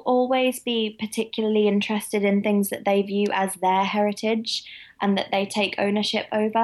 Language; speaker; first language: English; native; English